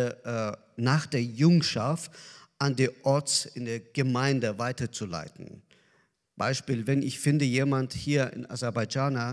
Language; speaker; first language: German; non-native, learner; Azerbaijani